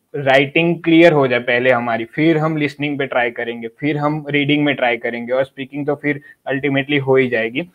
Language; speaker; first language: Hindi; non-native, local second language; Gujarati